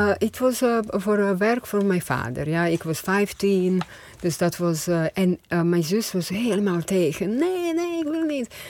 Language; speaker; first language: Dutch; non-native, fluent; Croatian